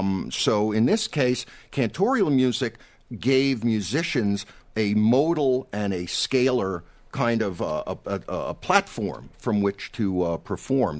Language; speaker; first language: English; native; English